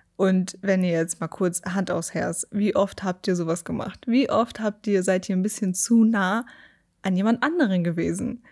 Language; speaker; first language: German; native; German